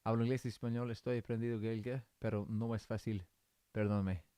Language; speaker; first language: Spanish; non-native, learner; English